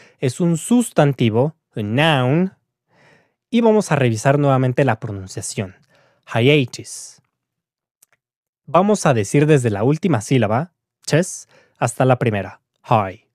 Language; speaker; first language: Spanish; native; Spanish